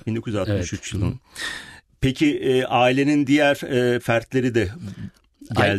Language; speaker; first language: Turkish; native; Turkish